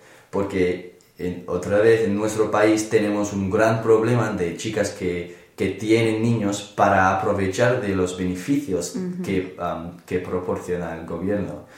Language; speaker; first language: Spanish; non-native, learner; English